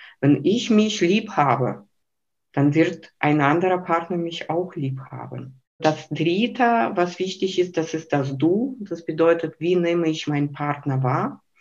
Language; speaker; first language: German; non-native, fluent; Lithuanian